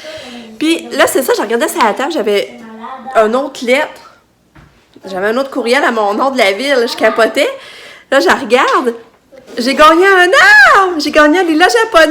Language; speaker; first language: French; native; French